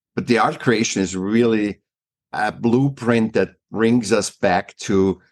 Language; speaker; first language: English; non-native, fluent; German